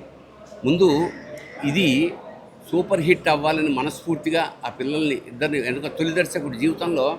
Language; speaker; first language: Telugu; native; Telugu